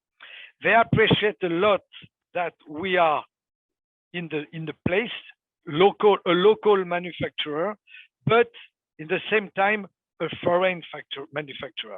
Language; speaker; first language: English; non-native, fluent; French